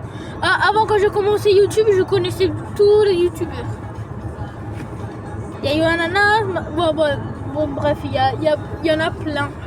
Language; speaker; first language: French; early bilingual, other home language; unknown